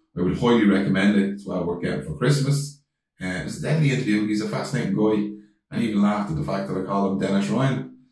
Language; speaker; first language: English; native; English